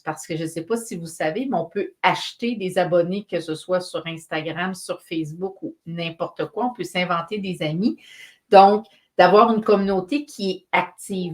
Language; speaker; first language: French; native; French